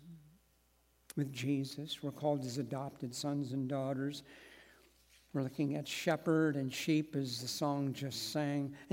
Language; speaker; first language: English; native; English